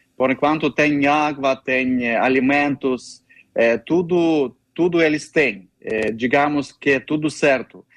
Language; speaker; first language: Portuguese; non-native, learner; Ukrainian